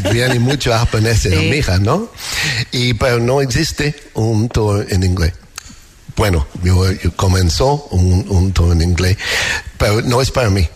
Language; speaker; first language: Spanish; non-native, learner; English